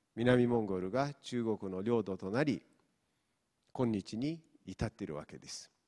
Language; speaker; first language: Japanese; non-native, fluent; Mongolian